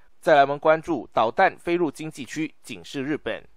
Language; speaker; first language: Chinese; native; Chinese